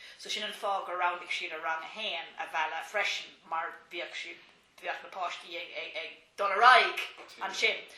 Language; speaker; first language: Irish; non-native, local second language; English